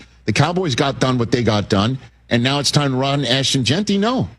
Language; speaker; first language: English; native; English